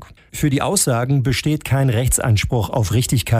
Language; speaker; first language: German; native; German